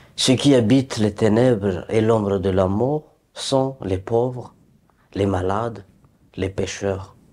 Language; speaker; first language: French; native; French